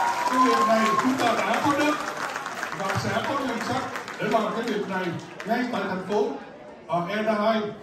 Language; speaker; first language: Vietnamese; early bilingual, heritage; Vietnamese